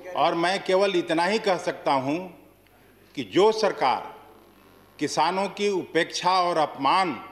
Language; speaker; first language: Hindi; native; Hindi